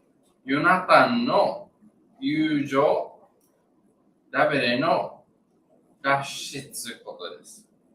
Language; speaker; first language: Japanese; non-native, learner; English